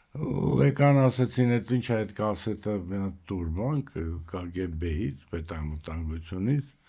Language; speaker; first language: Armenian; native; Armenian